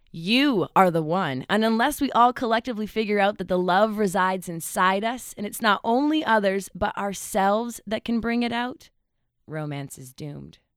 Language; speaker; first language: English; native; English